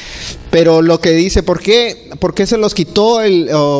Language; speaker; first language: Spanish; native; Spanish